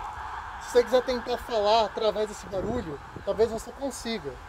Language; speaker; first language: Portuguese; native; Portuguese